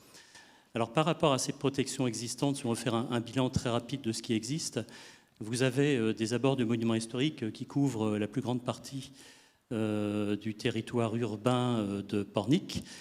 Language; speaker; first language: French; native; French